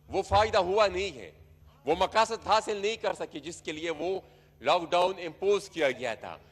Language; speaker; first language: Urdu; non-native, local second language; Pashto